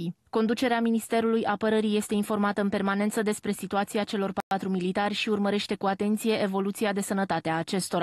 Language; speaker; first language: Romanian; native; Romanian